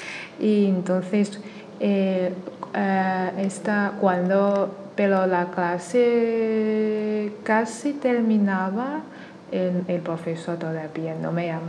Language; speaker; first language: Spanish; non-native, learner; Chinese